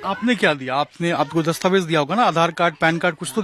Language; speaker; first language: Hindi; native; Hindi